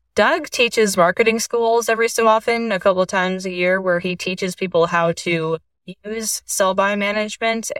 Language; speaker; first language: English; native; English